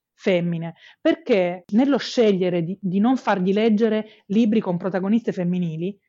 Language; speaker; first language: Italian; native; Italian